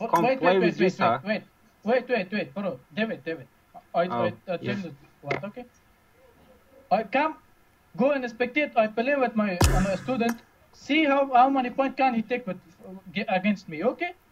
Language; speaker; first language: English; non-native, learner; Uzbek